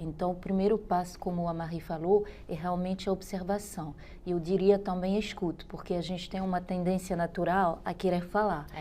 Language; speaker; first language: Portuguese; non-native, fluent; French